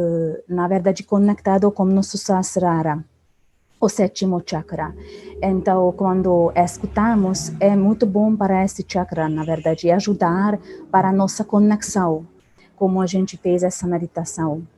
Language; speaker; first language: Portuguese; non-native, fluent; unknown